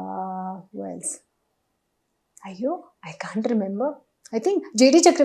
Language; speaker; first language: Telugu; non-native, learner; Hindi